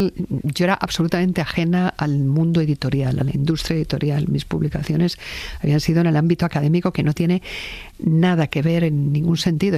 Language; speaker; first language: Spanish; native; Spanish